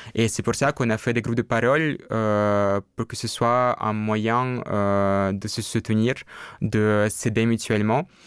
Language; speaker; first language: French; non-native, fluent; Russian